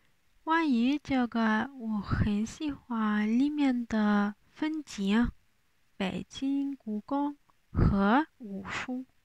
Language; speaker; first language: Chinese; non-native, learner; Spanish